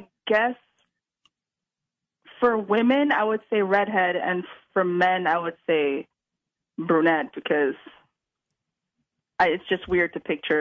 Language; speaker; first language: English; non-native, fluent; Italian